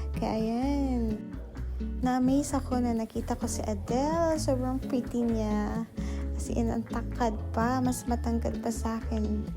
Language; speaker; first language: Filipino; non-native, local second language; Cebuano